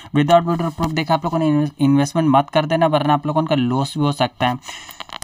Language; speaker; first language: Hindi; native; Hindi